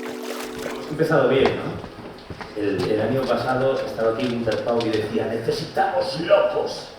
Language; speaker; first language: Spanish; native; Spanish